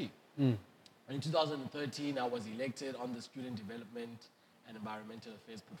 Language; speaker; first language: English; non-native, local second language; Southern Sotho